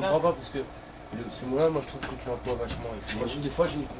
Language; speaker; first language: French; native; French